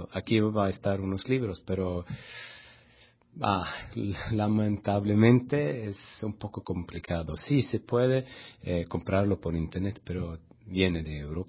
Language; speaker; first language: Spanish; non-native, fluent; Swedish